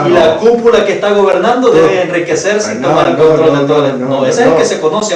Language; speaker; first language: Spanish; native; Spanish